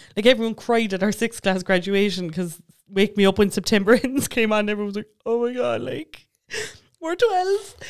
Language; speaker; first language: English; native; English